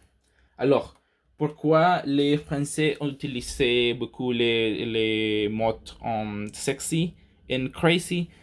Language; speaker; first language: French; non-native, learner; Spanish